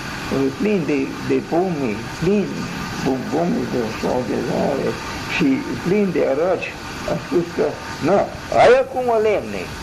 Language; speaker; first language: Romanian; non-native, local second language; German